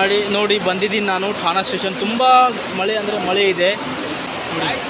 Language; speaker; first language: Kannada; early bilingual, heritage; Kannada